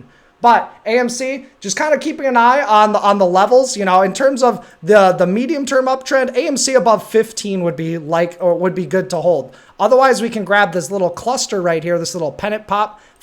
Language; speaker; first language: English; native; English